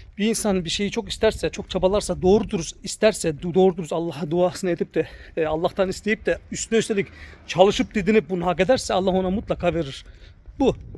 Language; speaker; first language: Turkish; early bilingual, heritage; Turkish